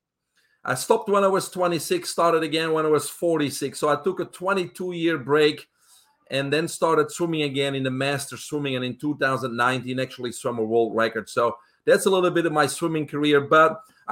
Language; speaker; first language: English; non-native, fluent; Dutch